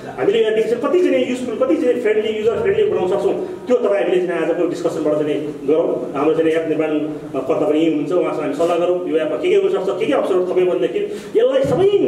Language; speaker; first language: Nepali; non-native, local second language; Sherpa